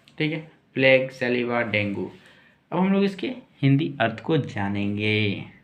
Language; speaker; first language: Hindi; native; Hindi